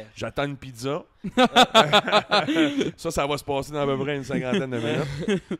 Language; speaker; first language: French; native; French